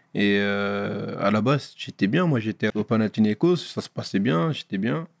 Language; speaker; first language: French; native; French